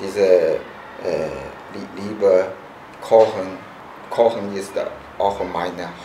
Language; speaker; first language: German; non-native, learner; Chinese